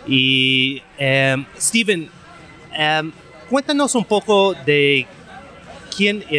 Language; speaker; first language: Spanish; non-native, learner; English